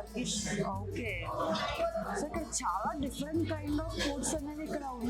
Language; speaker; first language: Telugu; native; Telugu